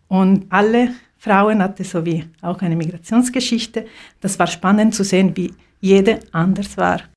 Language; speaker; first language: German; non-native, fluent; Italian